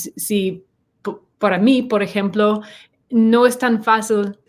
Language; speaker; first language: Spanish; non-native, learner; English